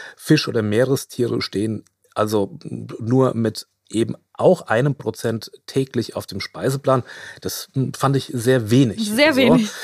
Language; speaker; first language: German; non-native, fluent; Spanish